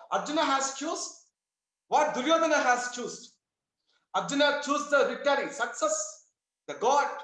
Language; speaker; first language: English; non-native, local second language; Telugu